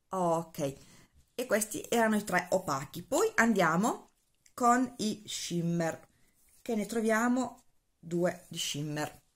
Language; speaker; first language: Italian; native; Italian